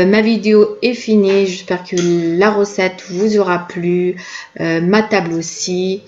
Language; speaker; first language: French; non-native, local second language; Kabyle